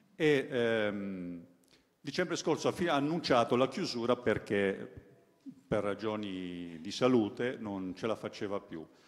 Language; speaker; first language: Italian; native; Italian